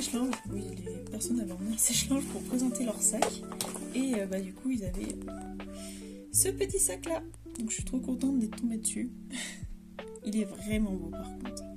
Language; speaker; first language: French; native; French